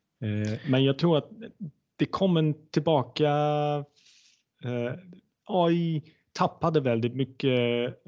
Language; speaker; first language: Swedish; non-native, fluent; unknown